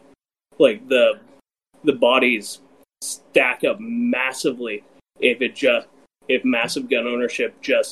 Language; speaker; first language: English; native; English